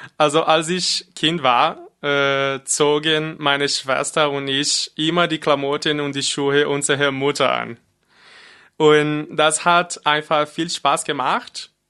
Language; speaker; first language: German; non-native, fluent; Portuguese